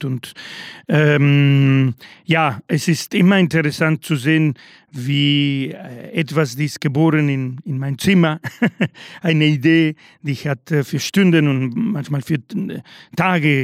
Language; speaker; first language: German; non-native, learner; Spanish